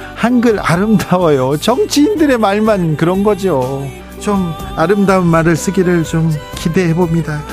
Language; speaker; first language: Korean; native; Korean